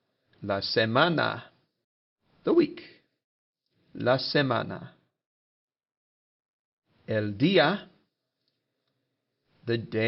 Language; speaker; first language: Spanish; non-native, fluent; English